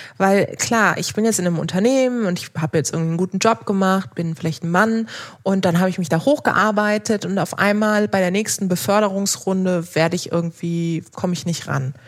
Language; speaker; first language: German; early bilingual, other home language; Turkish